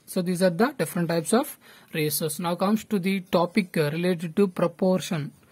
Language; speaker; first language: English; non-native, local second language; Telugu